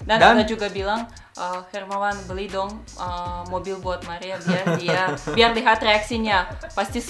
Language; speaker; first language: Indonesian; non-native, fluent; Russian